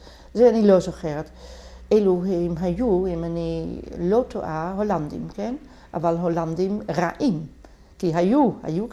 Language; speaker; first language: Hebrew; non-native, fluent; Dutch